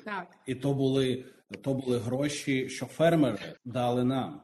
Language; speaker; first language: Ukrainian; non-native, local second language; Russian